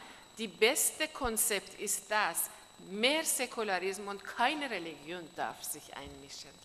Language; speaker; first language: German; non-native, learner; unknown